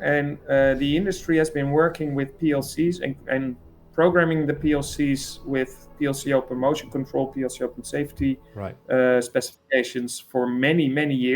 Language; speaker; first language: English; non-native, fluent; Dutch